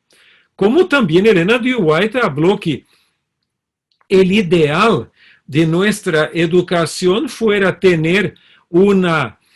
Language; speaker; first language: Spanish; non-native, fluent; Portuguese